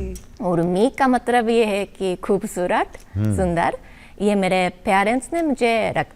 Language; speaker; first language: Hindi; non-native, learner; Japanese